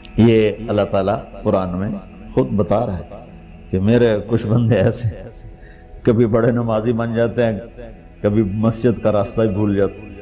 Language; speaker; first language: Urdu; non-native, local second language; Punjabi